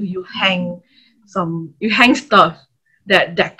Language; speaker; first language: English; non-native, local second language; Chinese